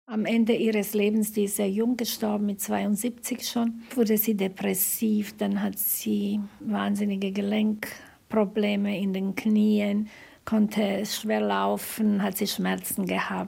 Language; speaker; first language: German; non-native, fluent; Slovak